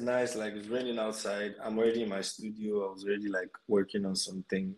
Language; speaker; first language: English; non-native, local second language; Yoruba